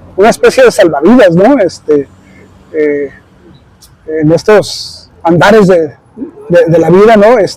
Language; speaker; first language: Spanish; early bilingual, heritage; Spanish